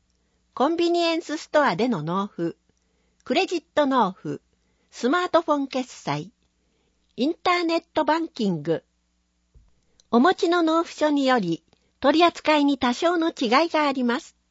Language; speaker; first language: Japanese; native; Japanese